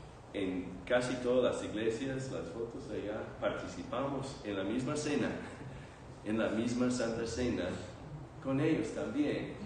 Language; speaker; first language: Spanish; non-native, fluent; English